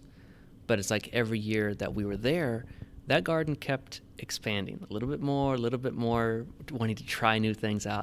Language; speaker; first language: English; native; English